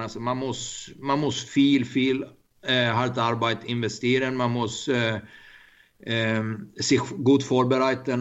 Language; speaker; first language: German; non-native, learner; Swedish